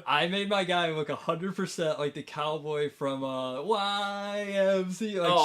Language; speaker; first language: English; native; English